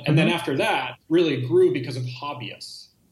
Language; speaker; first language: English; native; English